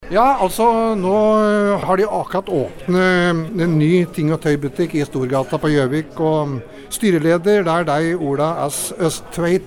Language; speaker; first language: Norwegian; native; Norwegian